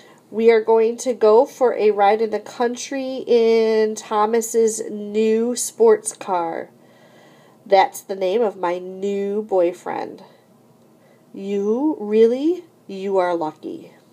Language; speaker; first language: English; native; English